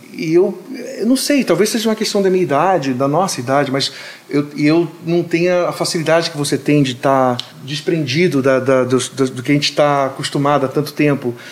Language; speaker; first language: Portuguese; native; Portuguese